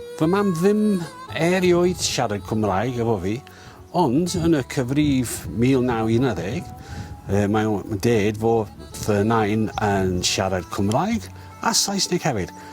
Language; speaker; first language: Welsh; non-native, learner; English